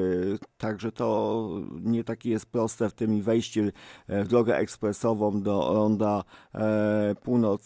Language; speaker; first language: Polish; native; Polish